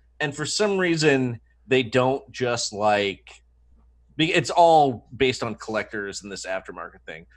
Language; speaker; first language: English; native; English